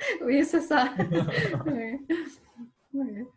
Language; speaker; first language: French; non-native, learner; Ukrainian